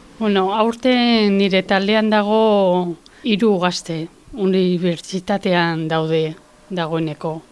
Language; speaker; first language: Basque; non-native, local second language; Spanish